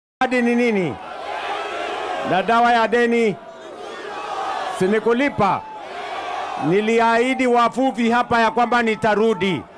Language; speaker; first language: Swahili; non-native, local second language; Kalenjin